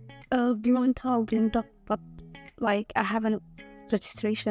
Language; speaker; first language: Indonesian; non-native, learner; Somali